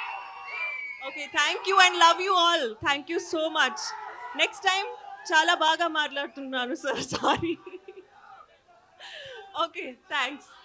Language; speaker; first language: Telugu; non-native, learner; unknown